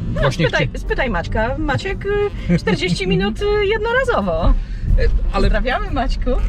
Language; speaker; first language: Polish; native; Polish